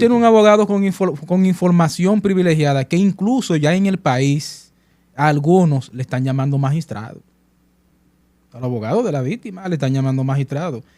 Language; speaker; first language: Spanish; native; Spanish